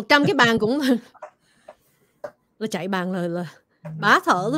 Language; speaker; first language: Vietnamese; early bilingual, other home language; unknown